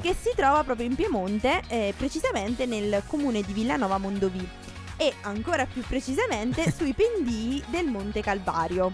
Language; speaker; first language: Italian; native; Italian